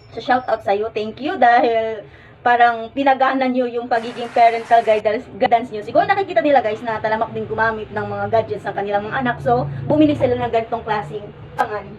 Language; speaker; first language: Filipino; native; Filipino